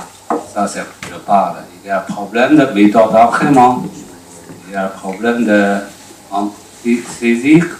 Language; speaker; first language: French; non-native, learner; Chinese